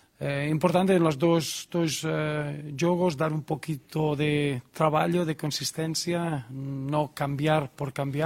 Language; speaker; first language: Portuguese; non-native, learner; Spanish